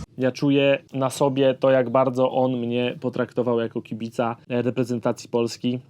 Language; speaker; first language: Polish; native; Polish